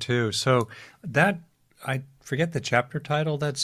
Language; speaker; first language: English; native; English